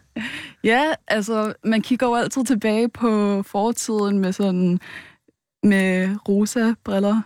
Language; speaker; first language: Danish; early bilingual, other home language; Vietnamese